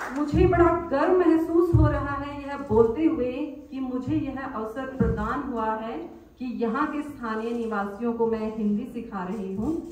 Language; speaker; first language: Hindi; native; Hindi